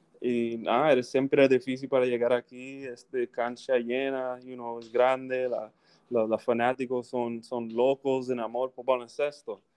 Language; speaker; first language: Spanish; early bilingual, heritage; English